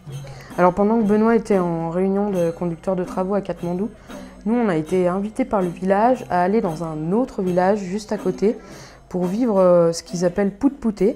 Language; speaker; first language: French; native; French